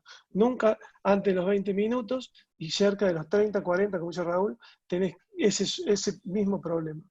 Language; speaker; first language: Spanish; native; Spanish